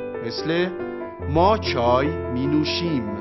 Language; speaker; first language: Persian; native; Persian